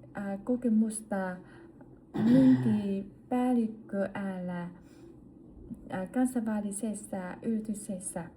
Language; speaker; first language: Finnish; non-native, learner; Vietnamese